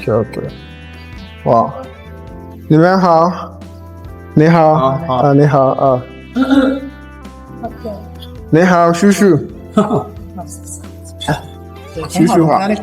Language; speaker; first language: Chinese; non-native, fluent; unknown